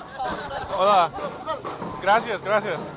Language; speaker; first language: Spanish; non-native, fluent; English